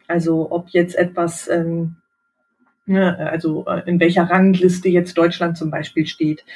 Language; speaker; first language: German; native; German